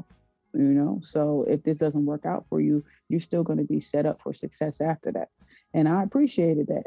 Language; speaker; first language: English; native; English